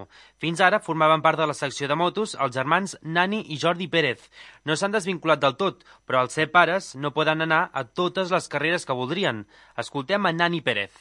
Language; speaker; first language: Catalan; native; Catalan